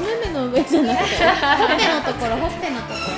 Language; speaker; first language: Japanese; native; Japanese